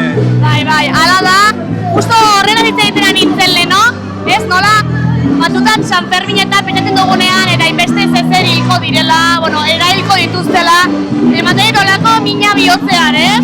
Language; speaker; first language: Basque; native; Basque